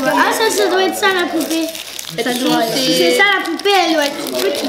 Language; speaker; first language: French; native; French